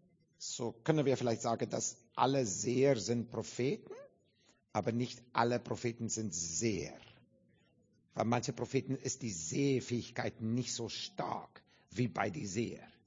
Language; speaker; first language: German; non-native, learner; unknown